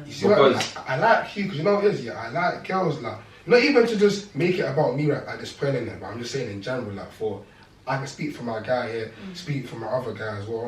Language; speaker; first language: English; native; English